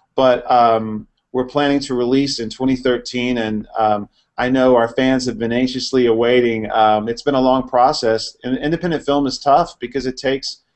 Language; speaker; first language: English; native; English